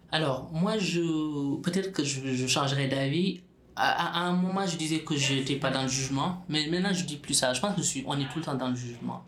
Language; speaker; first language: French; non-native, local second language; Wolof